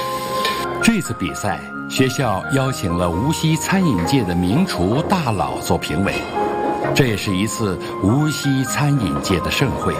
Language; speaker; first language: Chinese; native; Chinese